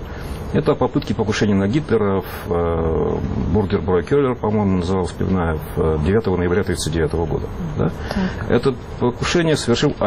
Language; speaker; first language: Russian; native; Russian